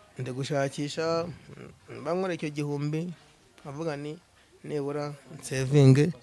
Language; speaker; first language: Kinyarwanda; native; Kinyarwanda